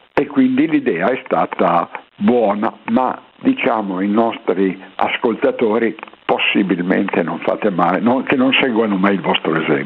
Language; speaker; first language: Italian; native; Italian